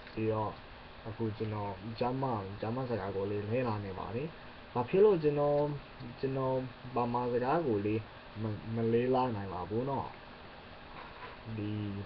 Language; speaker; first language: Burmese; non-native, learner; English